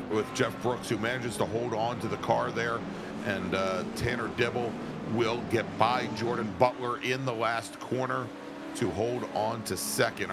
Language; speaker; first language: English; native; English